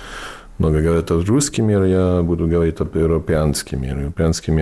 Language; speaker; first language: Russian; non-native, fluent; English